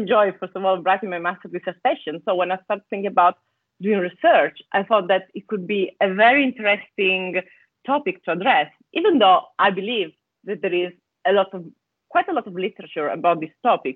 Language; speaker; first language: English; non-native, fluent; Italian